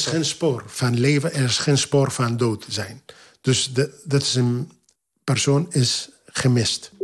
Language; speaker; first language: Dutch; non-native, fluent; Arabic